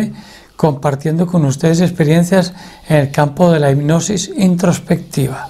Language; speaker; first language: Spanish; native; Spanish